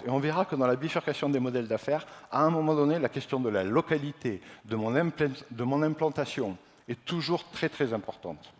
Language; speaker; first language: French; native; French